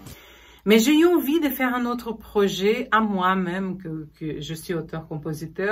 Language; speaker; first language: French; non-native, fluent; Portuguese